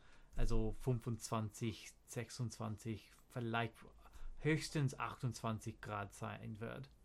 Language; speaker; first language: German; non-native, learner; English